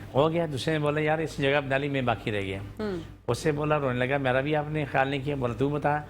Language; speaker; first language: Urdu; non-native, local second language; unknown